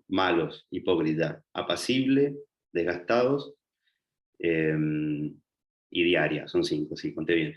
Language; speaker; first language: Spanish; native; Spanish